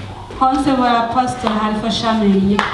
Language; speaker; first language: Swedish; native; Swedish